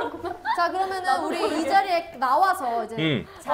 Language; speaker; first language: Korean; native; Korean